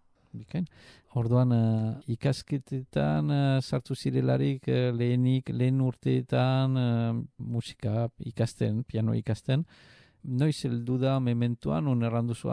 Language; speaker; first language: Basque; native; Basque